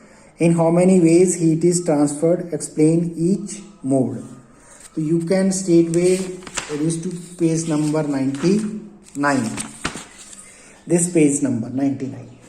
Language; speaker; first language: English; non-native, local second language; Hindi